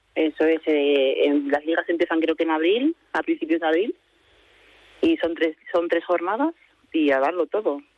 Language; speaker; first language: Spanish; native; Spanish